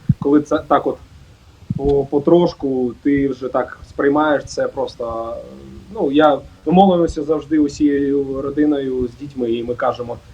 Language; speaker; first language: Ukrainian; non-native, local second language; Russian